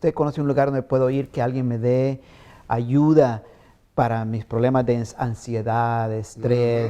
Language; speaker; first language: Spanish; native; Spanish